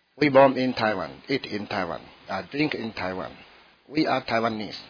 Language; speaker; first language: English; non-native, learner; Min Nan Chinese